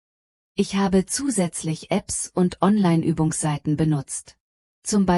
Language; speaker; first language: German; non-native, fluent; Polish